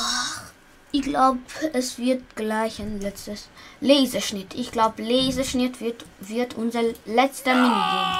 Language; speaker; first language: German; early bilingual, other home language; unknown